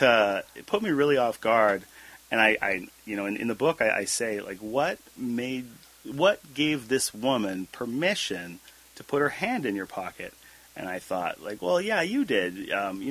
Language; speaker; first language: English; native; English